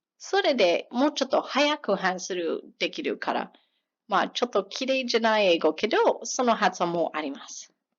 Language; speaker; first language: Japanese; non-native, learner; English